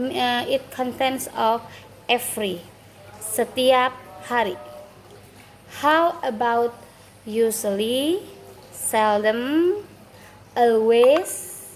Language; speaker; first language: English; non-native, fluent; Indonesian